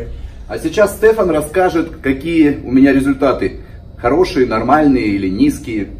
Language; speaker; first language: Russian; native; Russian